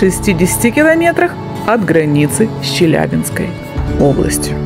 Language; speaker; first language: Russian; native; Russian